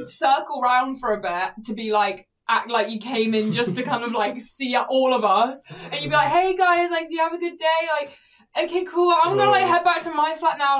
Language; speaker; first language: English; native; English